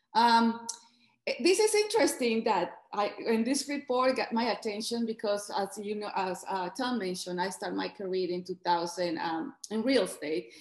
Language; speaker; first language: English; non-native, fluent; Spanish